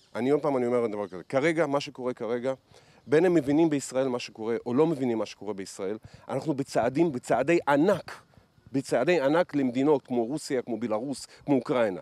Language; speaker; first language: Hebrew; early bilingual, other home language; Russian